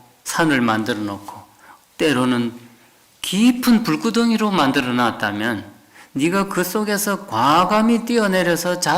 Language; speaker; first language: Korean; native; Korean